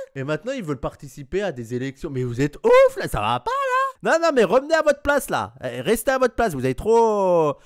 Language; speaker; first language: French; native; French